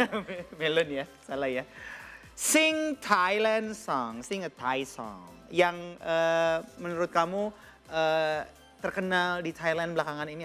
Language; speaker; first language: Indonesian; native; Indonesian